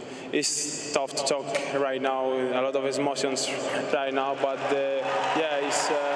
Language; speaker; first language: English; non-native, fluent; Spanish